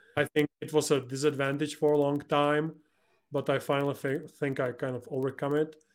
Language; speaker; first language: English; non-native, fluent; Czech